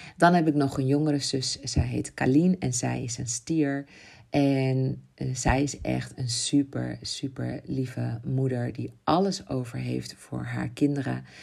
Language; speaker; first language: Dutch; native; Dutch